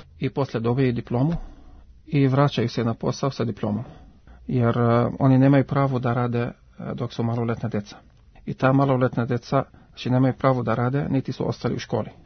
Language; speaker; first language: Serbian; non-native, fluent; Arabic